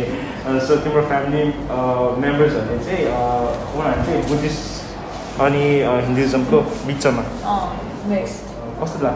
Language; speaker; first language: Nepali; early bilingual, heritage; Nepali